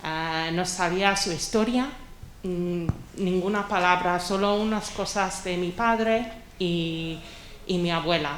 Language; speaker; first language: Spanish; non-native, fluent; English